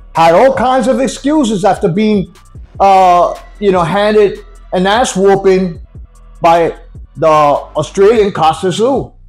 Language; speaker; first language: English; non-native, fluent; Spanish